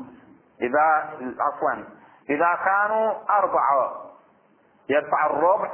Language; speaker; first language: Arabic; native; Arabic